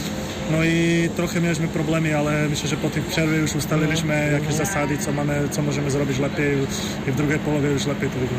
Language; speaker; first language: Polish; non-native, fluent; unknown